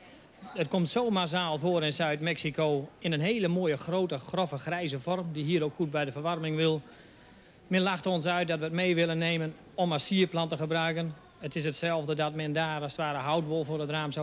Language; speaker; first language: Dutch; native; Dutch